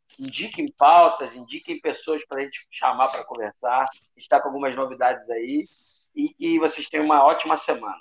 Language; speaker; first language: Portuguese; native; Portuguese